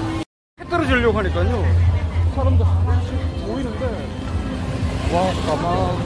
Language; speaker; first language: Korean; native; Korean